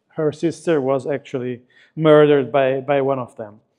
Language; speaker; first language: English; non-native, fluent; Italian